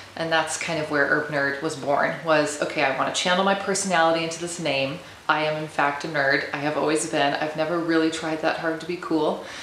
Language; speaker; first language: English; native; English